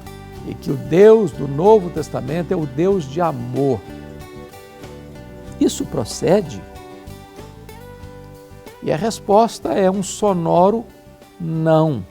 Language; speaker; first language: Portuguese; native; Portuguese